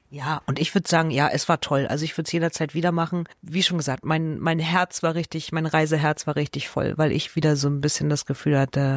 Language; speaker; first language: German; native; German